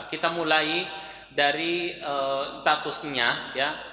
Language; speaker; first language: Indonesian; non-native, fluent; Arabic